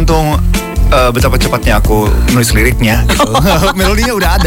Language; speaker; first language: Indonesian; non-native, fluent; Japanese